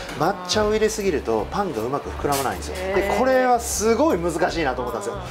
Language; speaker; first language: Japanese; native; Japanese